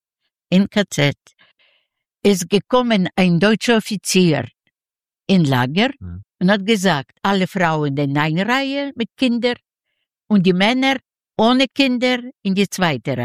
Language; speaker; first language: German; non-native, learner; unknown